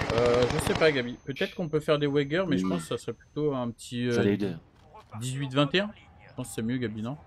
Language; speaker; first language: French; native; French